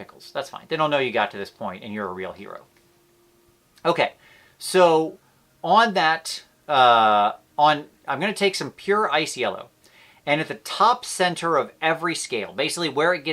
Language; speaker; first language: English; native; English